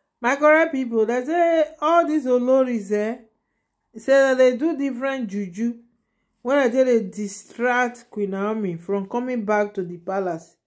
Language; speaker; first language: Nigerian Pidgin; non-native, local second language; Yoruba